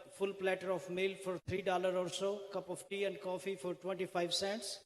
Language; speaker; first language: English; non-native, local second language; Hindi